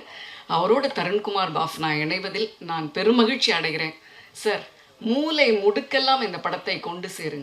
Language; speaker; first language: Tamil; native; Tamil